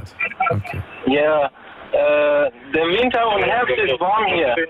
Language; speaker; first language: German; early bilingual, other home language; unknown